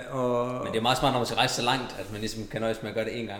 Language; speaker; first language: Danish; native; Danish